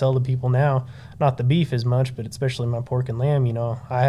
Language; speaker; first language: English; native; English